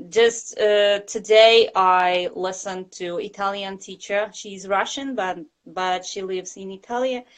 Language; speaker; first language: English; non-native, fluent; Russian